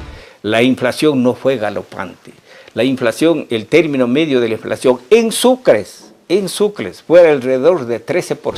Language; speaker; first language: Spanish; native; Spanish